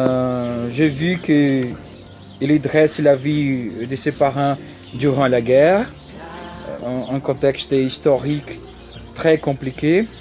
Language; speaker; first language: French; non-native, learner; Portuguese